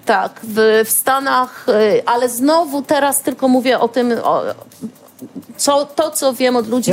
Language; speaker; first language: Polish; early bilingual, heritage; Polish